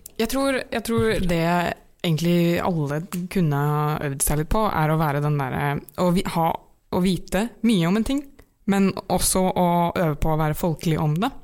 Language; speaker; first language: Norwegian; native; Norwegian